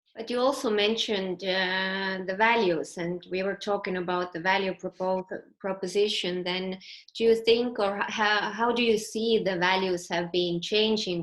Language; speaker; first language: English; non-native, fluent; Estonian